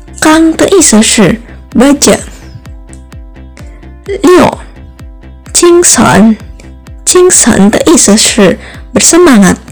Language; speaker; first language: Chinese; non-native, learner; Indonesian